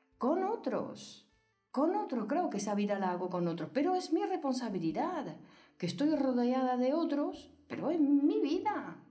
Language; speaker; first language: Spanish; non-native, fluent; French